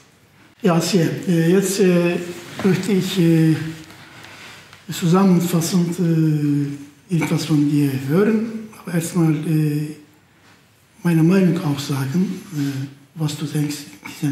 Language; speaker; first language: German; non-native, fluent; Turkish